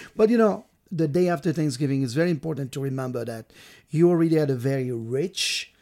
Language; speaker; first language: English; non-native, fluent; French